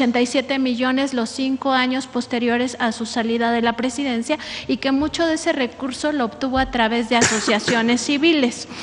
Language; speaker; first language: Spanish; native; Spanish